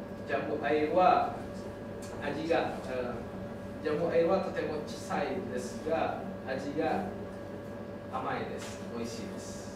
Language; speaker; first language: Japanese; non-native, learner; Indonesian